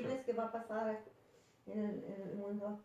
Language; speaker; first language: Spanish; early bilingual, heritage; Spanish